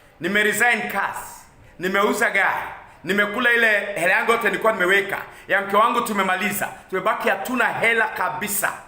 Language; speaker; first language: Swahili; non-native, local second language; Kikuyu